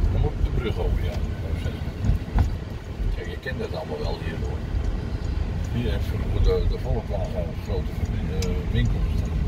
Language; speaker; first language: Dutch; native; Dutch